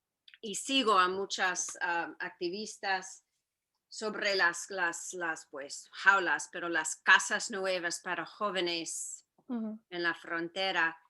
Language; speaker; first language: Spanish; non-native, fluent; English